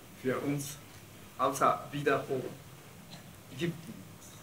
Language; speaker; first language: German; non-native, learner; Japanese